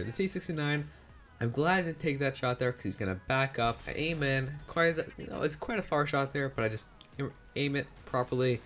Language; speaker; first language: English; native; English